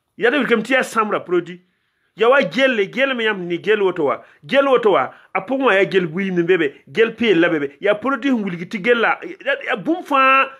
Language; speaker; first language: French; non-native, local second language; Mossi